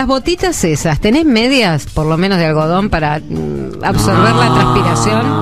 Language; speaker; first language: Spanish; native; Spanish